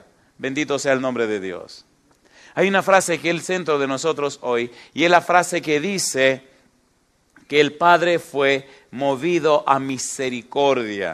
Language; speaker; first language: Spanish; native; Spanish